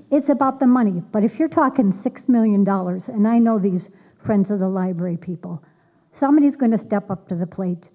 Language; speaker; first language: English; native; English